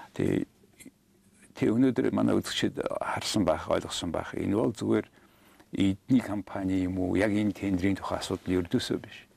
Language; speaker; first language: Mongolian; native; Mongolian